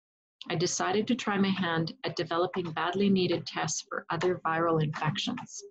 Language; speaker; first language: English; native; English